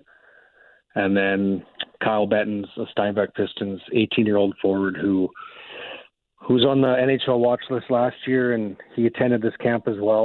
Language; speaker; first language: English; native; English